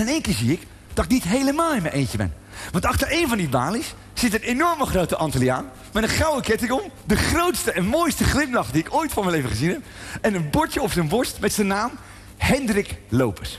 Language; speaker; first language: Dutch; native; Dutch